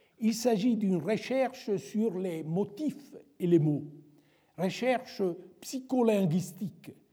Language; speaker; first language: French; non-native, fluent; Italian